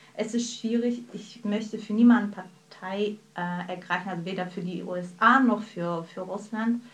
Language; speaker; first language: German; early bilingual, other home language; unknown